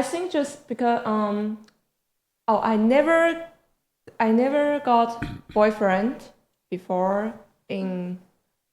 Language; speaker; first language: English; non-native, learner; Chinese